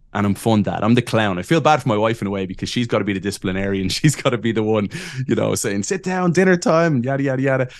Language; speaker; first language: English; native; English